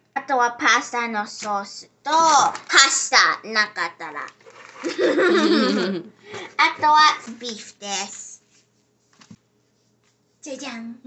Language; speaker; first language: Japanese; early bilingual, heritage; Japanese